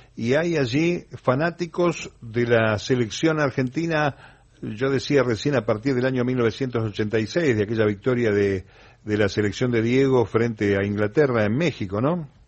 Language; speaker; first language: Spanish; native; Spanish